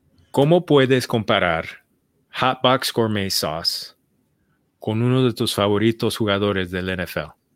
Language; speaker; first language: Spanish; non-native, learner; English